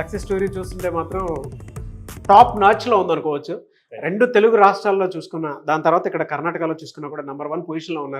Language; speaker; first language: Telugu; native; Telugu